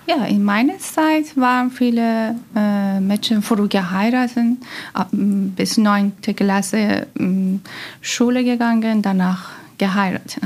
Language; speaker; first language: German; non-native, learner; Persian